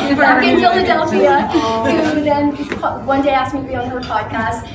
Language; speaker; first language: English; native; English